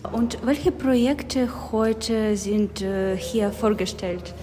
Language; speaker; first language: German; non-native, learner; Ukrainian